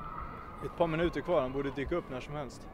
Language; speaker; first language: Swedish; native; Swedish